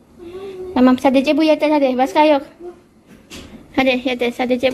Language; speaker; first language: Turkish; non-native, learner; Indonesian